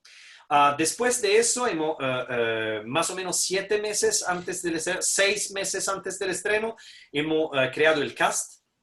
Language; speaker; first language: Spanish; non-native, fluent; Italian